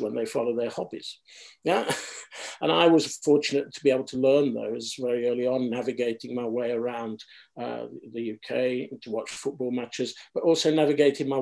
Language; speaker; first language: English; native; English